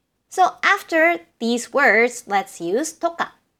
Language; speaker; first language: English; non-native, fluent; Japanese